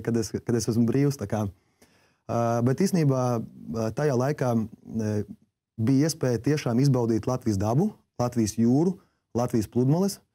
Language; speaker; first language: Latvian; non-native, local second language; Russian